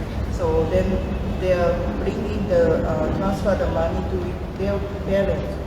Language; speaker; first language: English; non-native, learner; Japanese